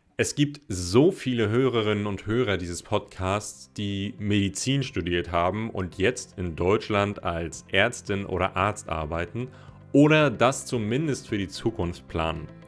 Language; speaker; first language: German; native; German